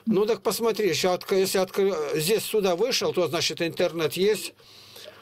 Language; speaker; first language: Russian; native; Russian